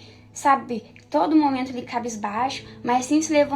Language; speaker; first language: Portuguese; native; Portuguese